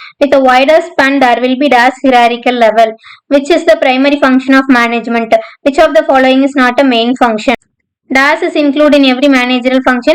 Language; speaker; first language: English; non-native, local second language; Tamil